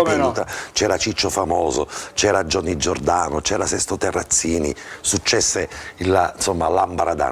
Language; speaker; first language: Italian; native; Italian